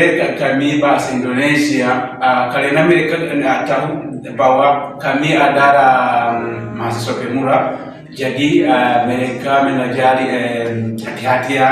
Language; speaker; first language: Indonesian; non-native, learner; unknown